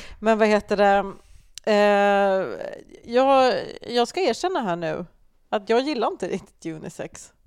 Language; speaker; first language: Swedish; native; Swedish